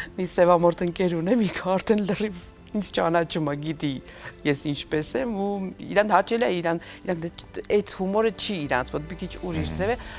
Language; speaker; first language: Armenian; native; Armenian